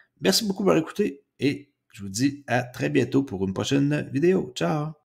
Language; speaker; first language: French; native; French